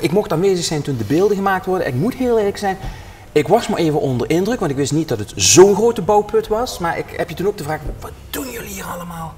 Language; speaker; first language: Dutch; native; Dutch